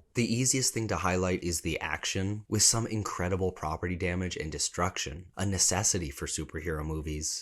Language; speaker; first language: English; native; English